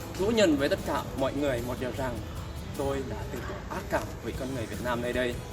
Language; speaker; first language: Vietnamese; non-native, fluent; Lao